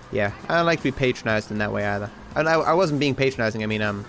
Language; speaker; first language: English; native; English